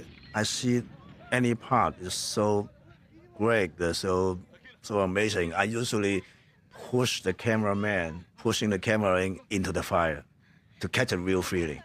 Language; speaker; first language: English; non-native, local second language; Cantonese